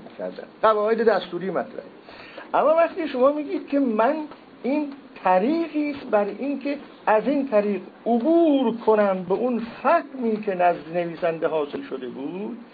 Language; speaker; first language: Persian; non-native, local second language; Azerbaijani